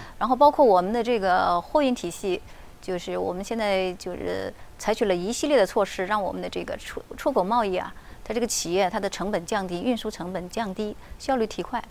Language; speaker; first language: Chinese; native; Chinese